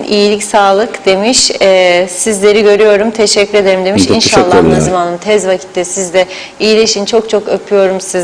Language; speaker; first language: Turkish; native; Turkish